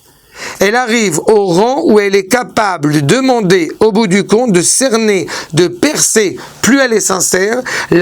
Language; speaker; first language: French; native; French